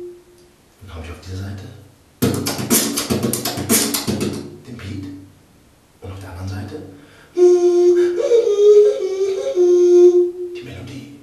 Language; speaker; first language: German; native; German